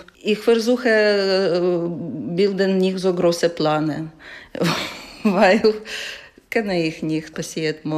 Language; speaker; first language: German; non-native, learner; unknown